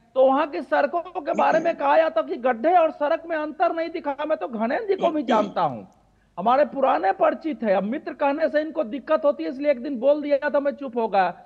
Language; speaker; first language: Hindi; native; Hindi